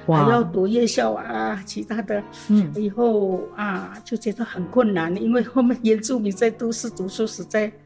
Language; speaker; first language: Chinese; non-native, local second language; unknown